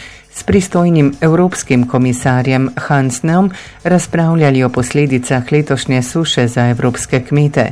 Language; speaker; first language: Slovenian; native; Slovenian